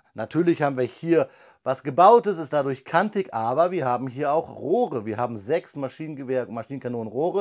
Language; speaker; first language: German; native; German